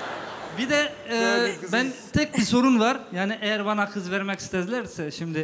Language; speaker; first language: Turkish; native; Turkish